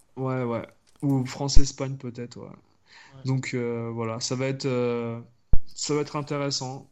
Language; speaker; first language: French; native; French